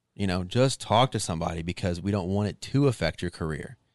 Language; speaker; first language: English; native; English